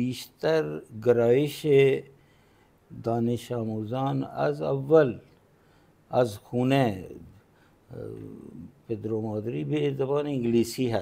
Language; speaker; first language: Persian; non-native, fluent; Punjabi